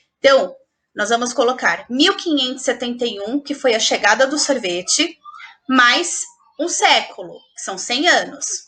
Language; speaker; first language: Portuguese; native; Portuguese